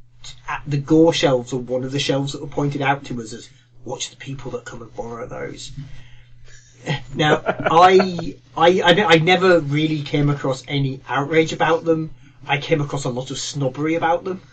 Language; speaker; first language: English; native; English